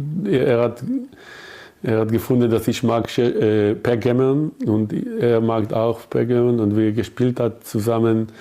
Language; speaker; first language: German; non-native, learner; Hebrew